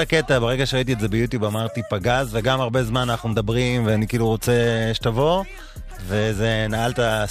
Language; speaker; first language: Hebrew; native; Hebrew